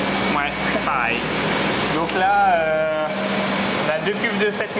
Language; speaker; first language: French; native; French